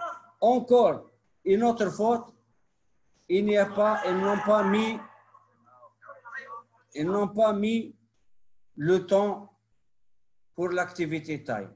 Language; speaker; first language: French; non-native, local second language; Arabic